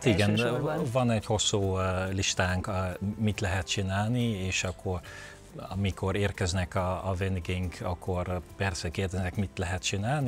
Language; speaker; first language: Hungarian; non-native, learner; Dutch